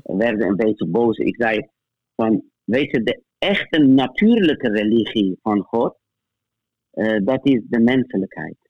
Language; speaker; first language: Dutch; non-native, fluent; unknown